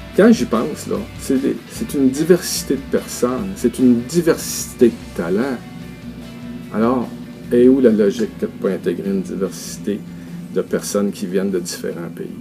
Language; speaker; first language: French; native; French